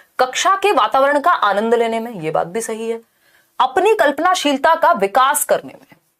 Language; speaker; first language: Hindi; native; Hindi